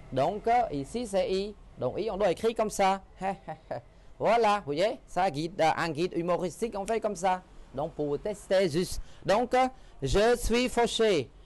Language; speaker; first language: French; non-native, fluent; Khmer